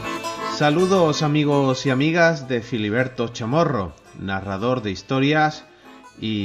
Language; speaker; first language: Spanish; native; Spanish